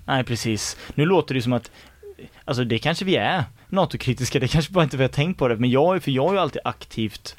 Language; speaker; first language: Swedish; native; Swedish